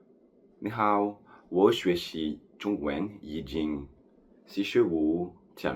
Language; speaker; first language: Chinese; non-native, learner; French